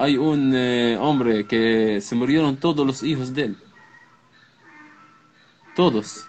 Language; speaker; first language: Spanish; non-native, learner; Arabic